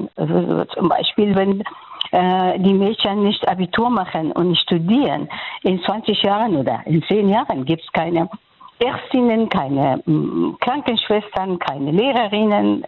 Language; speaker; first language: German; non-native, fluent; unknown